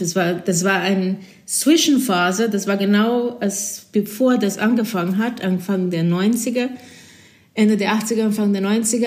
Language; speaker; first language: German; non-native, fluent; Portuguese